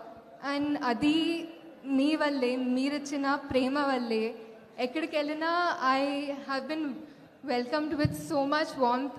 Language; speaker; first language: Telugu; non-native, fluent; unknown